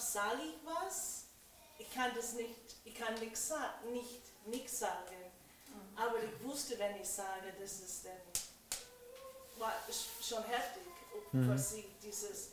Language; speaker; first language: German; non-native, fluent; English